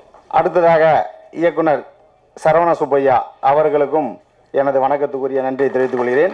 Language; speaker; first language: Tamil; native; Tamil